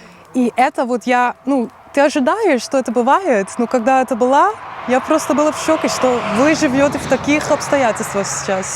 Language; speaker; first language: Russian; non-native, learner; Dutch